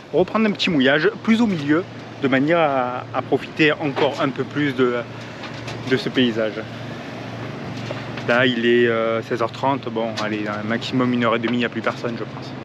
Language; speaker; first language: French; native; French